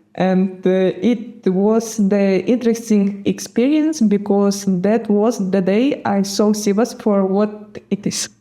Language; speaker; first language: English; non-native, fluent; Gagauz